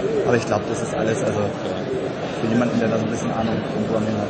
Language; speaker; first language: German; native; German